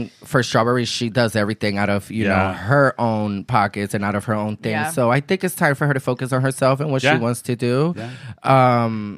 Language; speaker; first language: English; early bilingual, other home language; Spanish